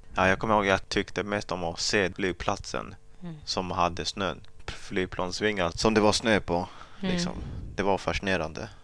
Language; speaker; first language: Swedish; early bilingual, other home language; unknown